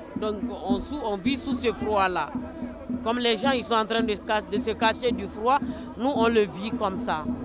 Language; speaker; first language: French; non-native, local second language; Bambara